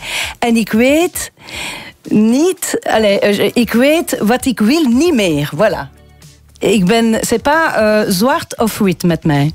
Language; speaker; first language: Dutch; non-native, local second language; French